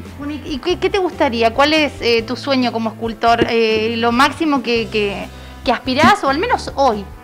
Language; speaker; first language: Spanish; native; Spanish